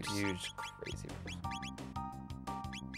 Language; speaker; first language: English; native; English